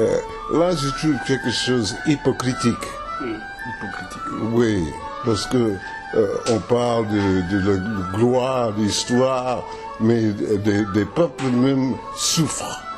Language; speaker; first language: French; non-native, fluent; English